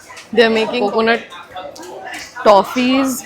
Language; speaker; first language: English; non-native, local second language; Hindi